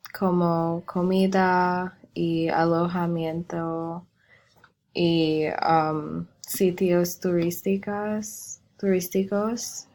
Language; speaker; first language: Spanish; non-native, learner; English